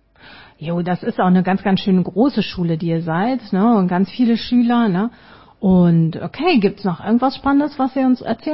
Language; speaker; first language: German; native; German